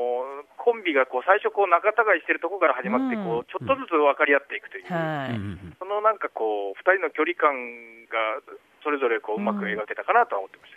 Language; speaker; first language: Japanese; native; Japanese